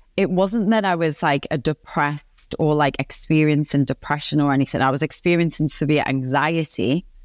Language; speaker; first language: English; native; English